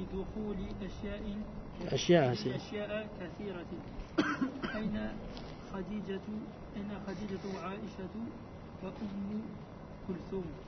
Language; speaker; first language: Arabic; non-native, learner; French